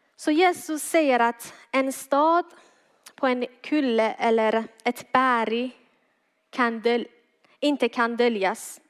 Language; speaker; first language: Swedish; non-native, fluent; Persian